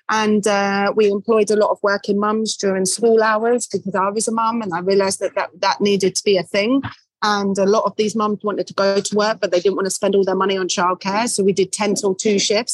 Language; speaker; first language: English; native; English